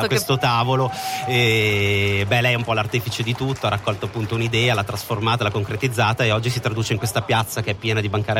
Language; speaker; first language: Italian; native; Italian